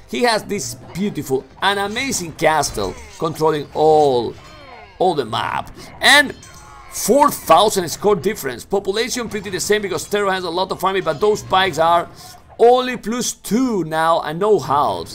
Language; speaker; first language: English; non-native, fluent; Spanish